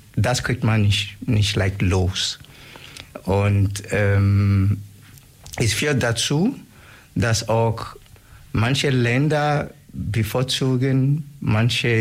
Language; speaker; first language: German; non-native, learner; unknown